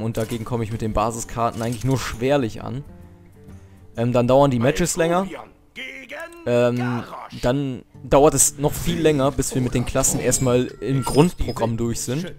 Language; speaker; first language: German; native; German